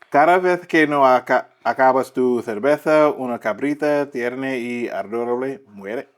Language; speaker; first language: Spanish; non-native, learner; English